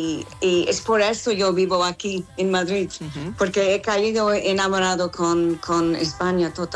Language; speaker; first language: Spanish; non-native, fluent; English